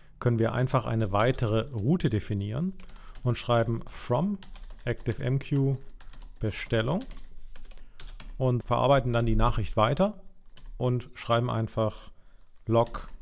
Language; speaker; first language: German; native; German